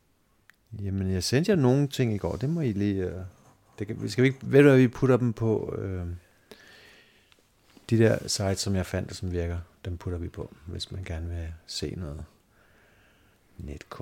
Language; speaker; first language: Danish; native; Danish